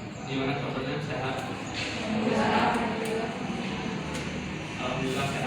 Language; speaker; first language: Indonesian; native; Indonesian